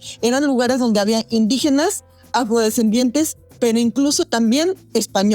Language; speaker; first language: Spanish; native; Spanish